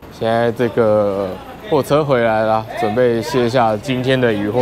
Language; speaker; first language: Chinese; native; Chinese